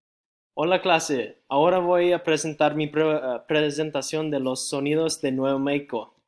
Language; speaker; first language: Spanish; non-native, learner; English